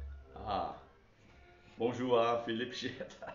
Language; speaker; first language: French; non-native, learner; Chinese